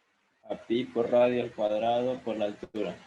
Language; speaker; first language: Spanish; native; Spanish